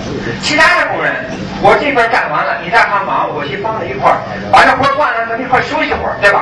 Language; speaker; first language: Chinese; early bilingual, other home language; English